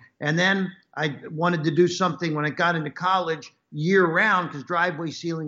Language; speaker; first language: English; native; English